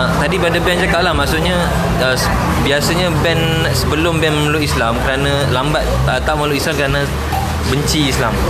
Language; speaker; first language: Malay; native; Malay